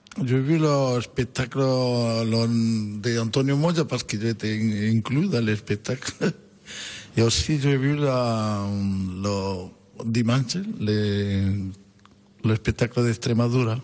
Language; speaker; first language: French; non-native, fluent; Spanish